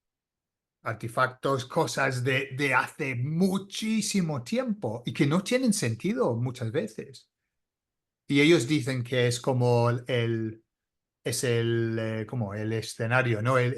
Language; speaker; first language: Spanish; non-native, fluent; English